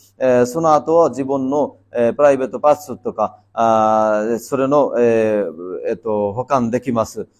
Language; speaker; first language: Japanese; non-native, fluent; Bangla